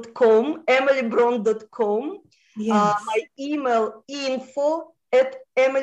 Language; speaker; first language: English; non-native, fluent; Russian